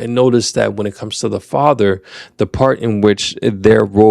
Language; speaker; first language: English; native; English